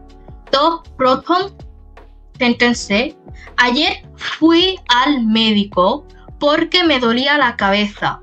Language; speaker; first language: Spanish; non-native, fluent; Bangla